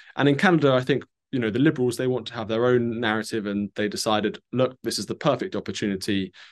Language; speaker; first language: English; native; English